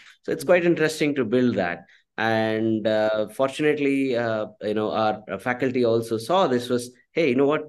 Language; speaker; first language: English; non-native, local second language; Telugu